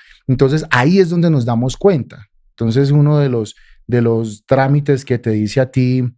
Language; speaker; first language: Spanish; native; Spanish